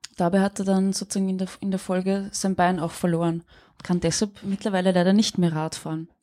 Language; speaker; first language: German; native; German